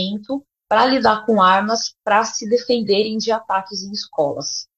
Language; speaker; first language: Portuguese; native; Portuguese